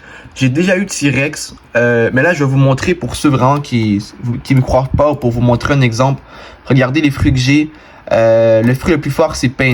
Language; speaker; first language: French; native; French